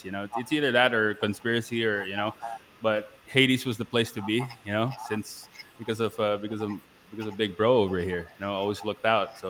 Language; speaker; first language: English; non-native, local second language; Pampanga